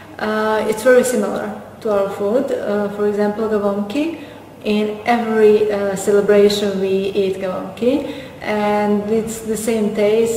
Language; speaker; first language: English; non-native, fluent; Serbian